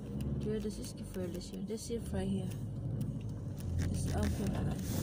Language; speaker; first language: German; non-native, learner; Filipino